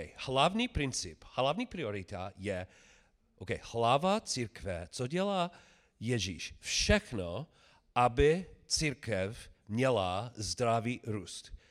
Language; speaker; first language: Czech; non-native, learner; English